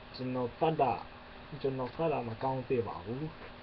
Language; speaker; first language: Burmese; non-native, learner; English